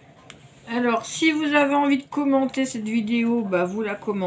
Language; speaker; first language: French; native; French